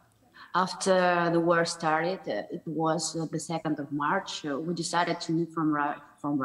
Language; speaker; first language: English; non-native, learner; Russian